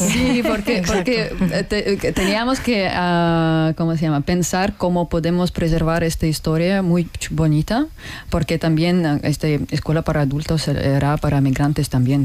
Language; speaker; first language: Spanish; non-native, learner; Russian